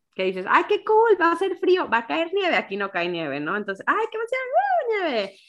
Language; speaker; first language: Spanish; native; Spanish